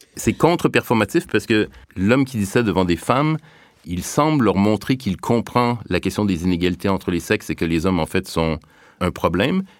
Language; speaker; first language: French; native; French